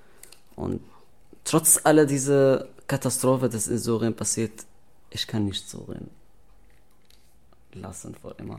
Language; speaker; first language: German; non-native, learner; Arabic